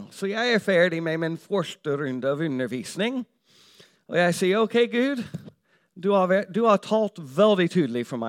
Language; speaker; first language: Norwegian; non-native, fluent; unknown